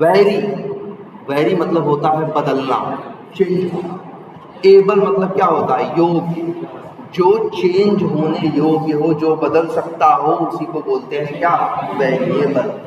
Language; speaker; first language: Hindi; native; Hindi